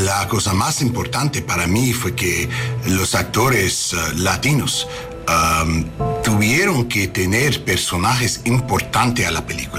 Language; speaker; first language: Spanish; non-native, learner; English